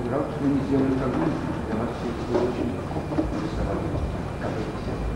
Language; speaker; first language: Russian; native; Russian